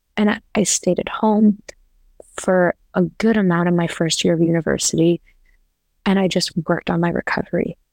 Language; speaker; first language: English; native; English